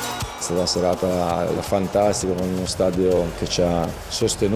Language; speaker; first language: Italian; native; Italian